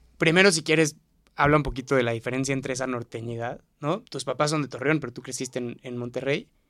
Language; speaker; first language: Spanish; native; Spanish